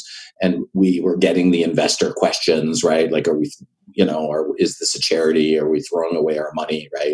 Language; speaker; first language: English; native; English